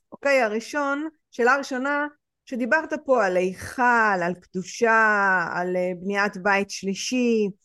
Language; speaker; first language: Hebrew; native; Hebrew